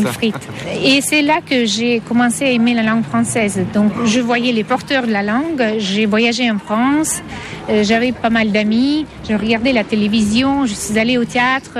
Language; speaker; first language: French; non-native, fluent; Russian